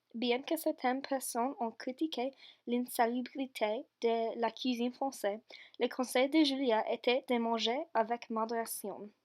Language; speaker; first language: French; non-native, learner; English